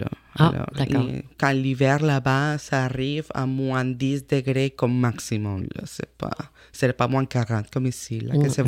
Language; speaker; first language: French; non-native, fluent; Spanish